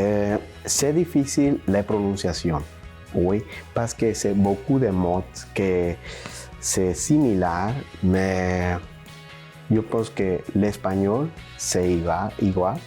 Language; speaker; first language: French; non-native, learner; Spanish